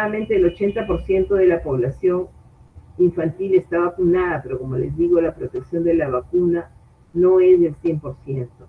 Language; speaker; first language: Spanish; native; Spanish